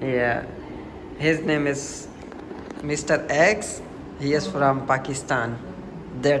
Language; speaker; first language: English; non-native, learner; Urdu